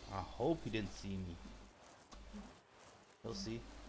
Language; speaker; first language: English; non-native, fluent; Dutch